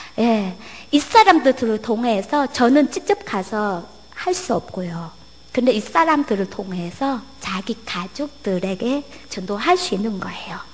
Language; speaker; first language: Korean; non-native, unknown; Vietnamese